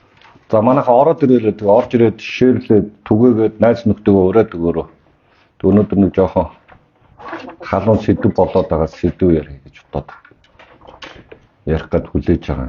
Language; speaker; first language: Mongolian; native; Mongolian